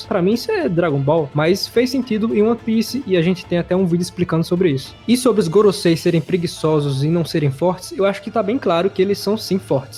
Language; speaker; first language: Portuguese; native; Portuguese